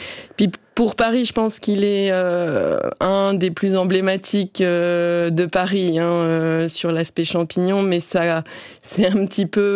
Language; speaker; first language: French; native; French